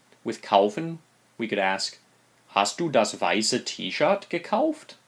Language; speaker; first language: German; non-native, fluent; English